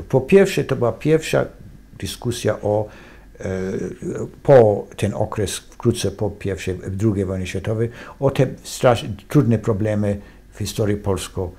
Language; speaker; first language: Polish; non-native, fluent; English